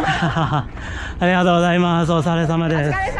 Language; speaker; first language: Japanese; non-native, learner; Chinese